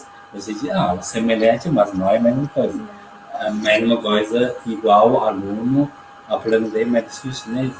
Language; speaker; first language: Portuguese; non-native, learner; Chinese